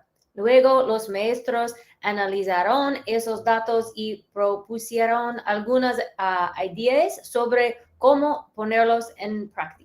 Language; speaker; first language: Spanish; early bilingual, heritage; English